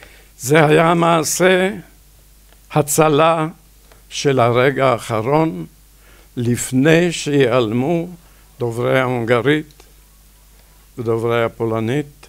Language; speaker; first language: Hebrew; non-native, fluent; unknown